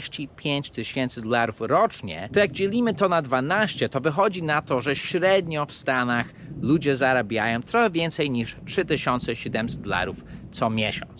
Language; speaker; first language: Polish; non-native, fluent; English